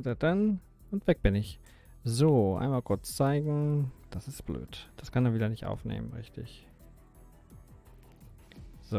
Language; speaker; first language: German; native; German